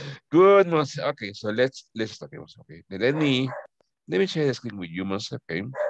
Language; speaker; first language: English; non-native, fluent; Spanish